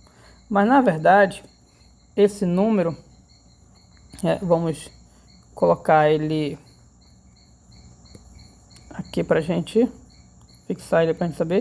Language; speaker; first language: Portuguese; native; Portuguese